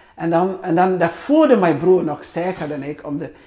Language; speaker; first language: Dutch; non-native, fluent; Arabic